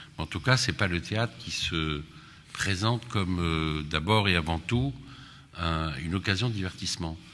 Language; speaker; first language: French; native; French